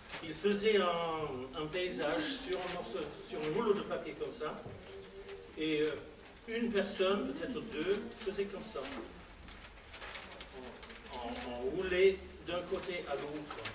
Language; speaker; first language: French; non-native, fluent; English